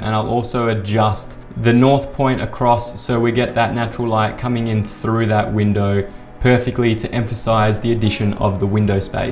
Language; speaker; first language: English; native; English